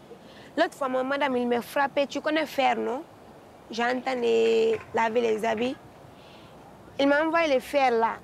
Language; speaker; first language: French; non-native, learner; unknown